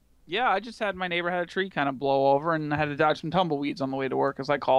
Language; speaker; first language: English; native; English